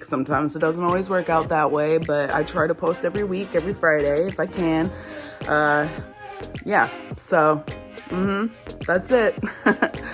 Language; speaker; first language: English; native; English